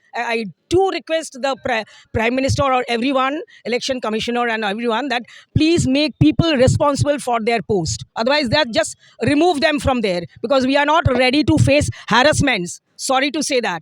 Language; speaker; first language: English; non-native, local second language; Bangla